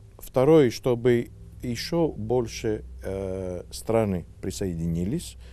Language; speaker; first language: Russian; non-native, fluent; Greek